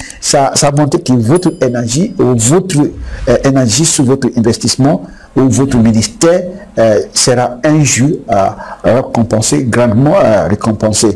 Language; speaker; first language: French; non-native, fluent; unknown